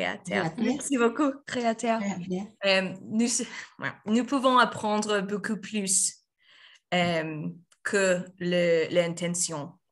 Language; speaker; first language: French; non-native, learner; Spanish